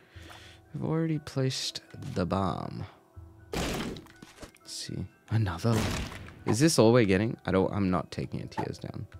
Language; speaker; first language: English; native; English